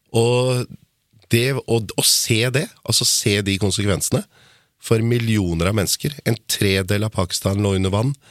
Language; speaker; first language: Norwegian; early bilingual, other home language; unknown